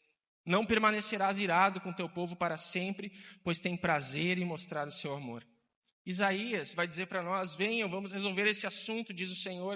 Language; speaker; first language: Portuguese; native; Portuguese